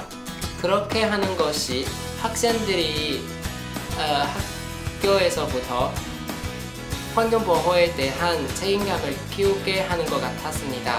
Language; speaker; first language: Korean; non-native, learner; Chinese